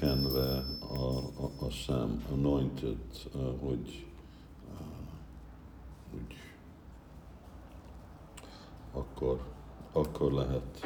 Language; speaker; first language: Hungarian; early bilingual, heritage; Hungarian